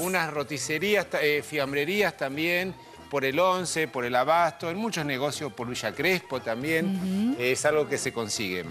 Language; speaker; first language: Spanish; native; Spanish